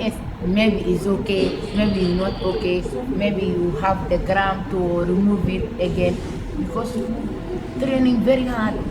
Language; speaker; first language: English; non-native, local second language; Wolof